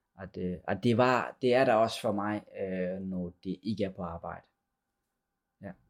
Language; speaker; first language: Danish; early bilingual, other home language; Persian